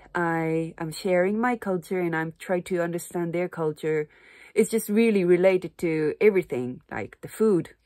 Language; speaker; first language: English; non-native, fluent; Japanese